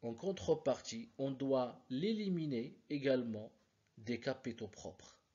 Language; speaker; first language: French; non-native, local second language; Arabic